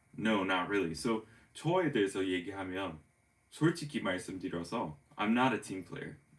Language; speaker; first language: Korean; non-native, fluent; English